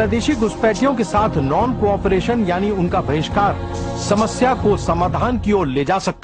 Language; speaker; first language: Hindi; native; Hindi